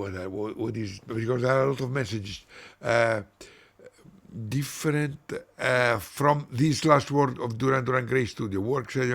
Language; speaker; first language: English; non-native, learner; Italian